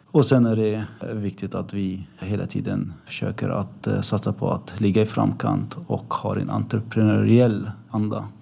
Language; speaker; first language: Swedish; early bilingual, other home language; Arabic